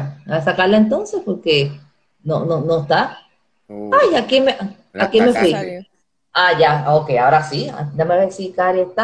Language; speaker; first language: Spanish; native; Spanish